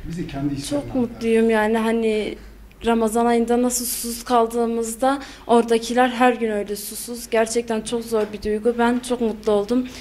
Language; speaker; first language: Turkish; native; Turkish